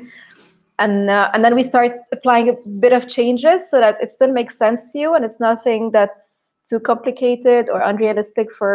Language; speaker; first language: English; non-native, fluent; Arabic